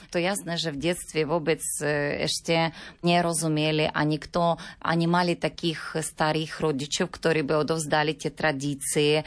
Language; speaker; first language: Slovak; non-native, learner; Ukrainian